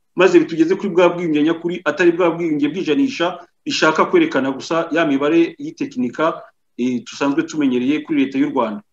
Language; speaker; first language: Kinyarwanda; native; Kinyarwanda